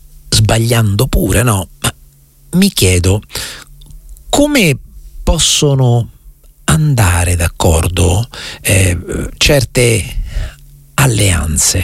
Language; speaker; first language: Italian; native; Italian